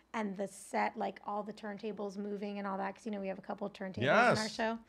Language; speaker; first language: English; native; English